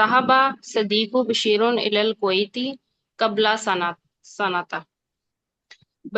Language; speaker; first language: Arabic; non-native, learner; Urdu